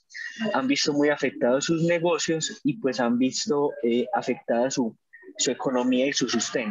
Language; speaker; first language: Spanish; native; Spanish